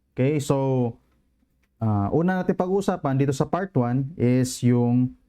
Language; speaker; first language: Filipino; non-native, local second language; Cebuano